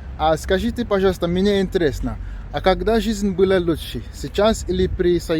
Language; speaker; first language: Russian; non-native, learner; English